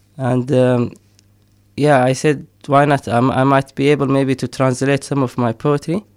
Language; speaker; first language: English; non-native, fluent; Somali